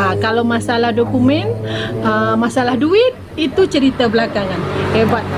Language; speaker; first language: Indonesian; native; Indonesian